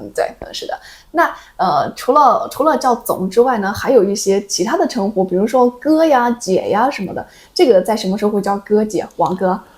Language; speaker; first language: Chinese; native; Chinese